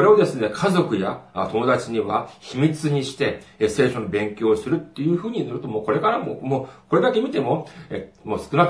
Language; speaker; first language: Japanese; non-native, fluent; Korean